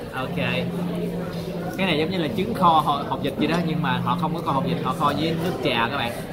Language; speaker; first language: Vietnamese; early bilingual, other home language; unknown